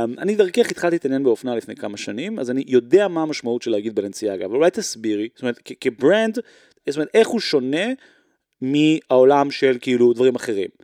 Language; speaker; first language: Hebrew; native; Hebrew